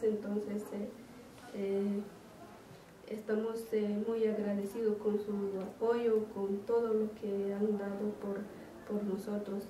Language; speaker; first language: Spanish; non-native, local second language; Kaqchikel